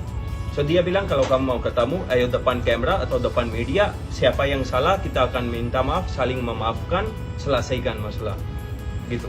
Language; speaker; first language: Indonesian; non-native, fluent; Hindi